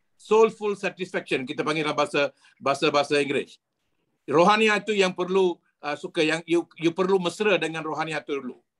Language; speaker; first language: Malay; non-native, local second language; Tamil